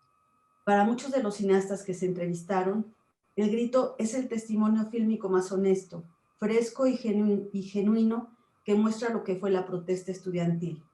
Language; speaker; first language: Spanish; native; Spanish